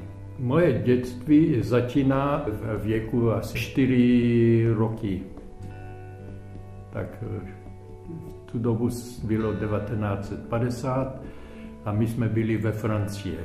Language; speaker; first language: Czech; early bilingual, heritage; Czech